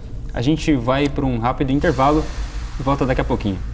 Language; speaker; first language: Portuguese; native; Portuguese